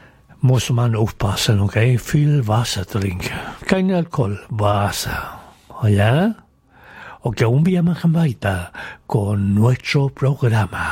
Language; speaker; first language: German; non-native, learner; Spanish